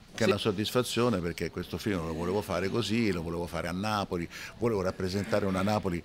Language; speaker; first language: Italian; native; Italian